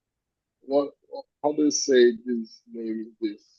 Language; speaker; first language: English; non-native, learner; Portuguese